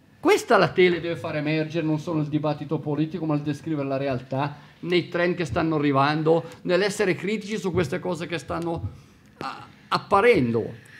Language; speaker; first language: Italian; native; Italian